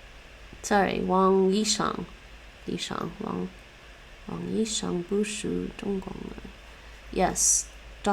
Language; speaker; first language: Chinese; non-native, learner; English